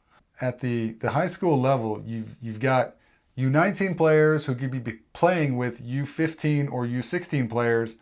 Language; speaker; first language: English; native; English